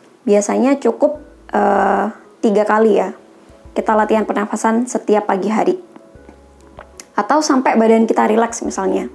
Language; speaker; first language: Indonesian; native; Indonesian